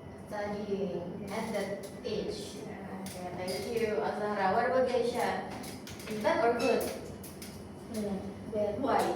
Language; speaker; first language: English; non-native, fluent; Indonesian